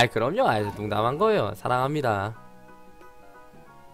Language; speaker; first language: Korean; native; Korean